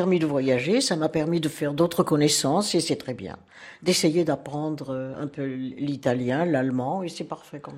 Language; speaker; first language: French; native; French